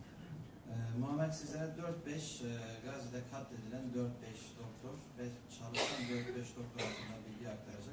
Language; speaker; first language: Turkish; native; Turkish